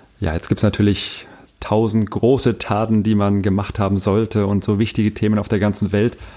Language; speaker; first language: German; native; German